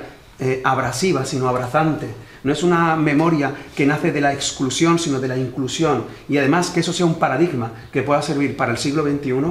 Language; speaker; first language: Spanish; native; Spanish